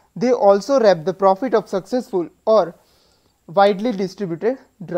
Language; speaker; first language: English; non-native, local second language; Gujarati